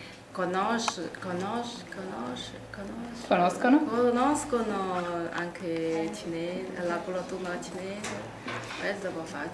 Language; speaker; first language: Italian; non-native, learner; Chinese